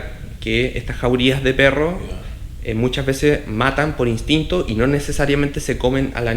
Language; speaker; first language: Spanish; native; Spanish